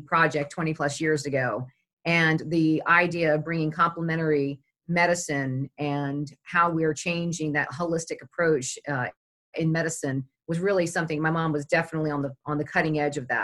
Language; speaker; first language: English; native; English